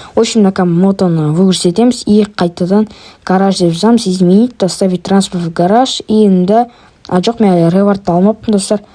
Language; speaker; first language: Russian; non-native, local second language; Kazakh